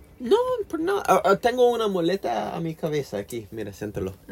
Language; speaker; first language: Spanish; non-native, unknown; English